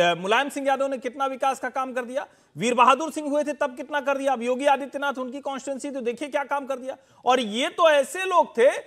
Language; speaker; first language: Hindi; native; Hindi